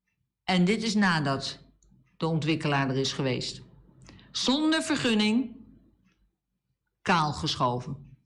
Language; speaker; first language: Dutch; native; Dutch